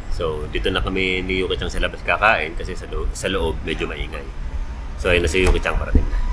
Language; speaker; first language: Filipino; native; Filipino